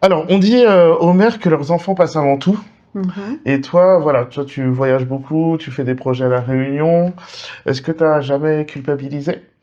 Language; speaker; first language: French; native; French